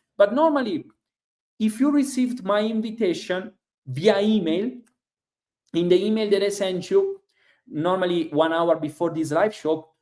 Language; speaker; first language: English; non-native, fluent; Italian